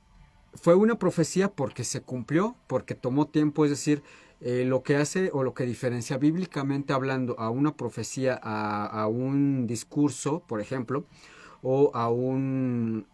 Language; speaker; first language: Spanish; native; Spanish